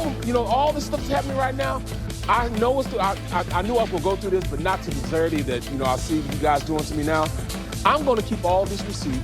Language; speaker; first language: English; native; English